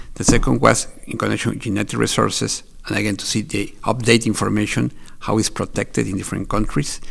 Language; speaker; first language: English; non-native, fluent; Spanish